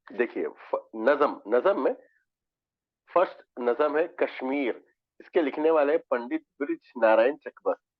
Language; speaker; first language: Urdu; native; Urdu